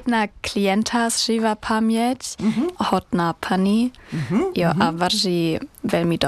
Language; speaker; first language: Czech; non-native, learner; German